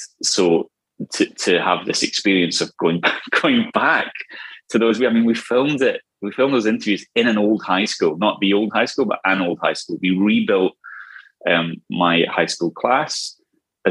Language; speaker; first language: English; native; English